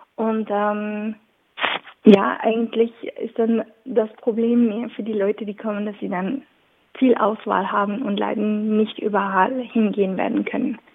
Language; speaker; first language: German; non-native, local second language; French